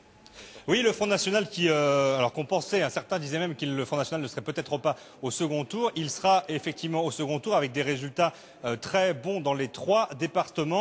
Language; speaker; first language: French; native; French